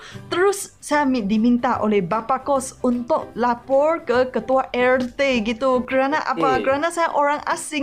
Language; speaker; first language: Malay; non-native, local second language; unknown